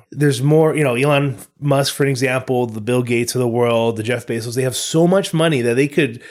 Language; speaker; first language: English; native; English